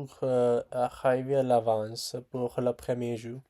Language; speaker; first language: French; non-native, learner; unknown